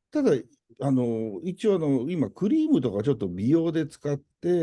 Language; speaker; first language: Japanese; native; Japanese